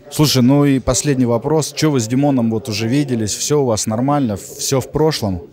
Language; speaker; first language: Russian; native; Russian